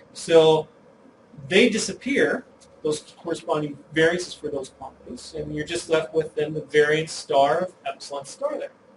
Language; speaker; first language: English; native; English